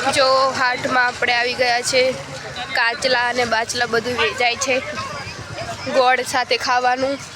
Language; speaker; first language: Gujarati; non-native, local second language; Rathawi